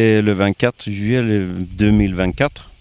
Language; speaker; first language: French; non-native, fluent; Swedish